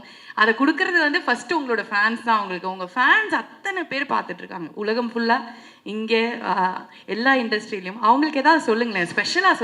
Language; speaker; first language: Tamil; native; Tamil